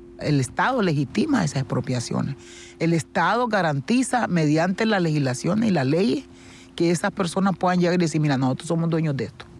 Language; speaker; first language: Spanish; native; Spanish